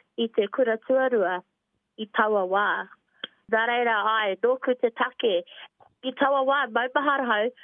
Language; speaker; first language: Māori; non-native, local second language; English